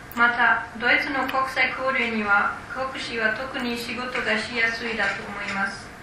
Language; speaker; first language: Japanese; non-native, fluent; German